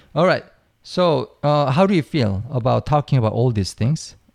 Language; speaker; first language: English; non-native, fluent; Korean